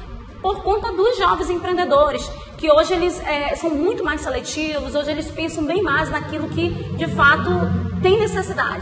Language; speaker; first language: Portuguese; native; Portuguese